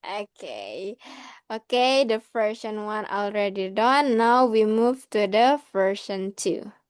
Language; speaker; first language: English; non-native, learner; Indonesian